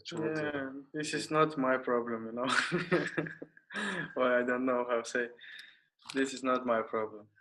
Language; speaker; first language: English; non-native, learner; Russian